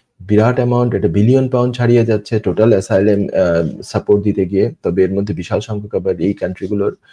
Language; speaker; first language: Bangla; native; Bangla